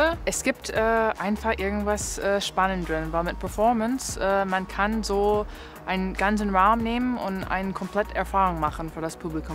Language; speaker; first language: German; non-native, learner; English